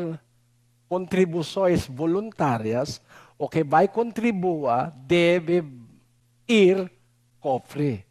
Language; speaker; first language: Portuguese; non-native, learner; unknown